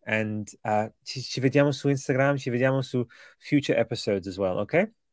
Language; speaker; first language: Italian; early bilingual, other home language; English